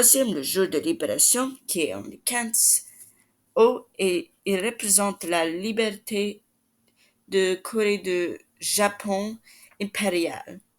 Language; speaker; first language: French; non-native, learner; English